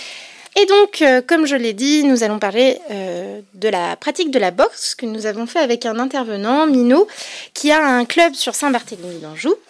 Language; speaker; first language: French; native; French